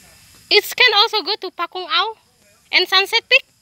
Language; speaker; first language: English; non-native, learner; Indonesian